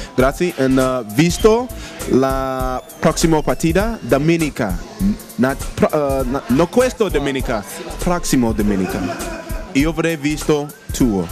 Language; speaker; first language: Italian; non-native, learner; English